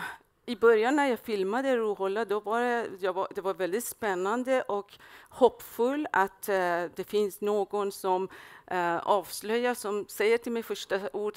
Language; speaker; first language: Swedish; non-native, fluent; Persian